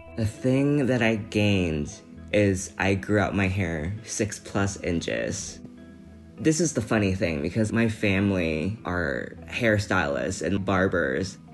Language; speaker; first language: English; early bilingual, other home language; Vietnamese